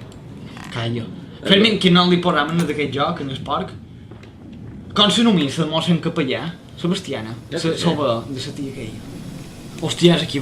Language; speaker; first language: Catalan; native; Catalan